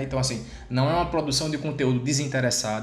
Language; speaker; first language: Portuguese; native; Portuguese